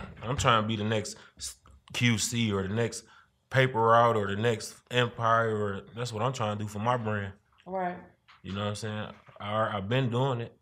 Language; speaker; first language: English; native; English